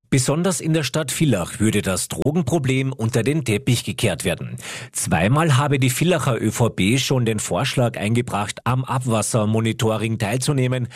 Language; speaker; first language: German; native; German